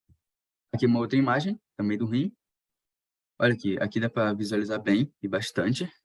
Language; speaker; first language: Portuguese; native; Portuguese